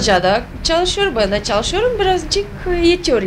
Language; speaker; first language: Turkish; non-native, fluent; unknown